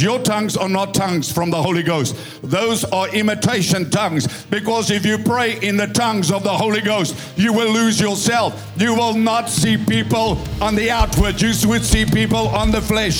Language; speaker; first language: English; non-native, local second language; Afrikaans